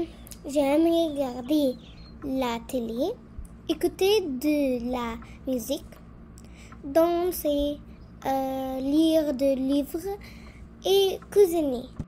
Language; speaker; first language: French; non-native, learner; Arabic